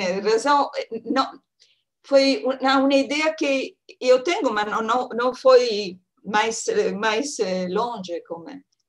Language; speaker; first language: Portuguese; non-native, learner; French